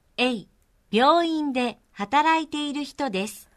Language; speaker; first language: Japanese; non-native, fluent; Korean